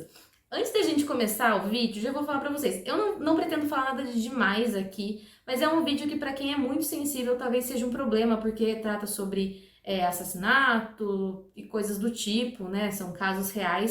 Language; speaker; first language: Portuguese; native; Portuguese